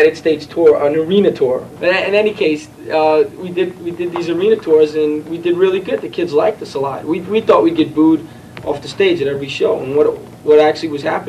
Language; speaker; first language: English; native; English